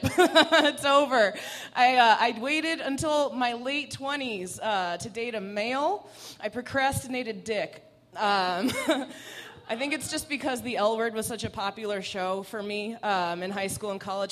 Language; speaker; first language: English; non-native, fluent; Persian